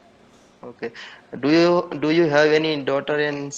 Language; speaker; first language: English; non-native, learner; Hindi